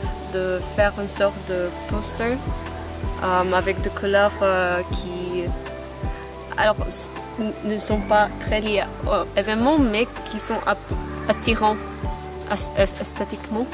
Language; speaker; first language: French; non-native, fluent; Maltese